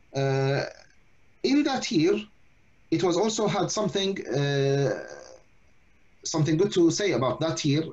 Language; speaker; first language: English; non-native, fluent; Arabic